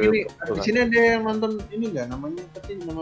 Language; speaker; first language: Indonesian; native; Indonesian